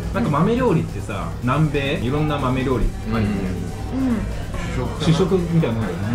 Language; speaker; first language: Japanese; native; Japanese